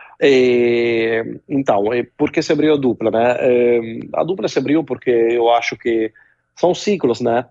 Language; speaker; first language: Portuguese; non-native, fluent; Italian